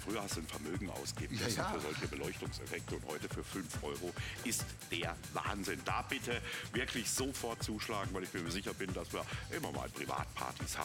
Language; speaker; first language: German; native; German